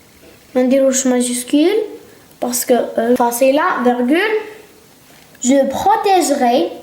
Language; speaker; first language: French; non-native, local second language; Arabic